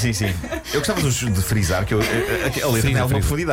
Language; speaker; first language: Portuguese; native; Portuguese